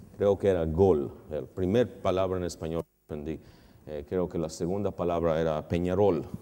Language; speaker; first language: Spanish; early bilingual, heritage; Spanish